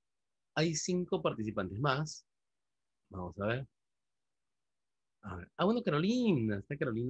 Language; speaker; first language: Spanish; native; Spanish